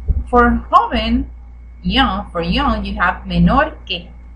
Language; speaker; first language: English; non-native, fluent; Spanish